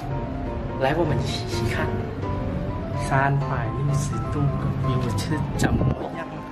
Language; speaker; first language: Chinese; non-native, learner; Thai